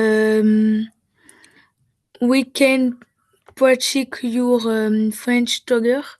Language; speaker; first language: English; non-native, learner; French